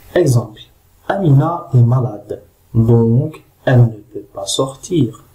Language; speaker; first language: French; non-native, local second language; Arabic